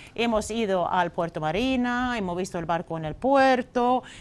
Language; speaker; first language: Spanish; non-native, fluent; Swedish